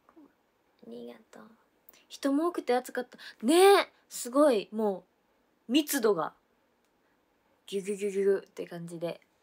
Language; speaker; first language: Japanese; native; Japanese